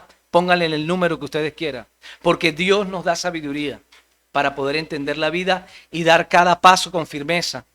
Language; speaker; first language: Spanish; native; Spanish